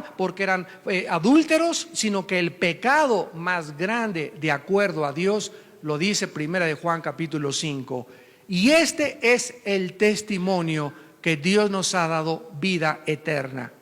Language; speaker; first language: Spanish; native; Spanish